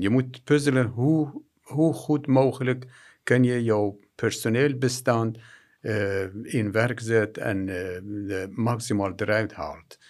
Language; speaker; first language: Dutch; non-native, fluent; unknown